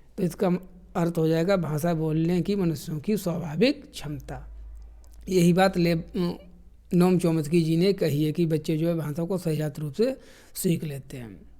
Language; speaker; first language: Hindi; native; Hindi